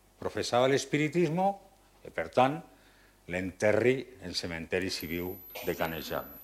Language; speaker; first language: Catalan; non-native, local second language; Occitan